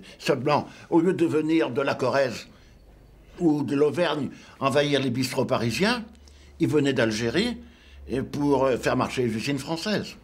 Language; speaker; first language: French; native; French